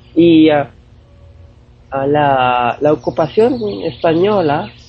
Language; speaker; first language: Spanish; non-native, fluent; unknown